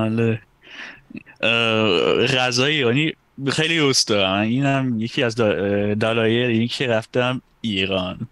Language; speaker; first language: Persian; non-native, fluent; German